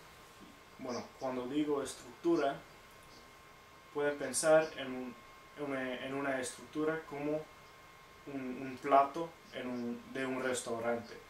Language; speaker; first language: Spanish; non-native, fluent; English